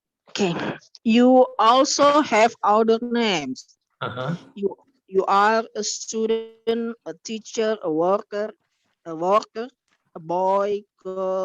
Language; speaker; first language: English; non-native, learner; Indonesian